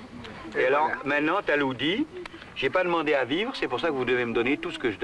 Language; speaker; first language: French; native; French